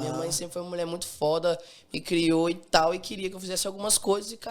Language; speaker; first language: Portuguese; native; Portuguese